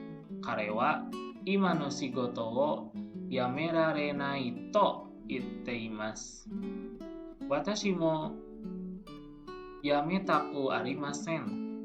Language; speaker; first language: Japanese; non-native, learner; Indonesian